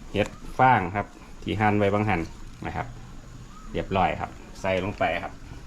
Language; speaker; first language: Thai; native; Thai